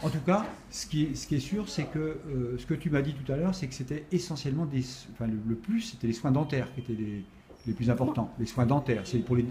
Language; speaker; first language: French; native; French